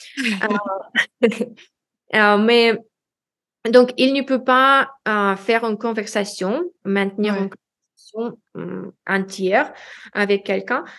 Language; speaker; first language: French; non-native, learner; Russian